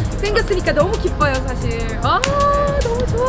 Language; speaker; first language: Korean; non-native, fluent; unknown